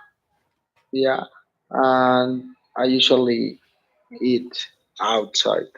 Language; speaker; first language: English; non-native, learner; Spanish